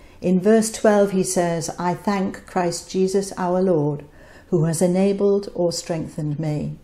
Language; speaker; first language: English; native; English